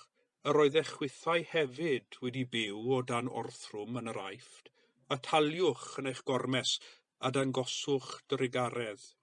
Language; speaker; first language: Welsh; native; Welsh